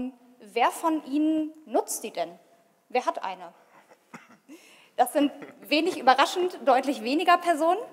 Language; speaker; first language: German; native; German